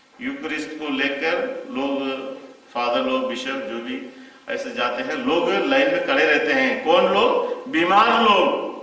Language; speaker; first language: Hindi; non-native, local second language; Tamil